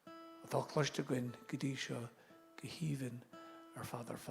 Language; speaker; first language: Irish; non-native, local second language; English